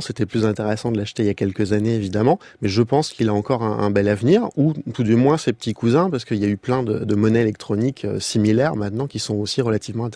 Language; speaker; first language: French; native; French